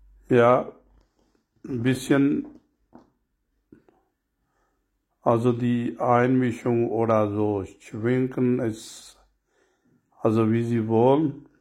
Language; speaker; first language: German; non-native, learner; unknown